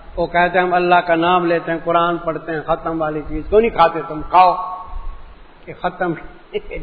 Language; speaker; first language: Urdu; non-native, local second language; Punjabi